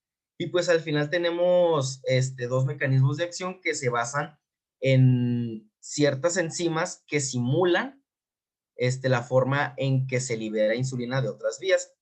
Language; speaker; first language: Spanish; native; Spanish